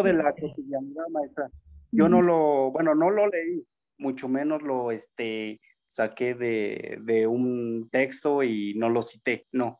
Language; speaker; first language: Spanish; native; Spanish